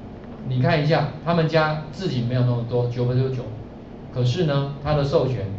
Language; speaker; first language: Chinese; native; Chinese